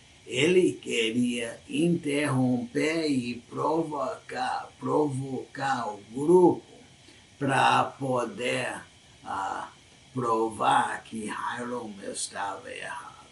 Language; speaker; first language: Portuguese; non-native, fluent; English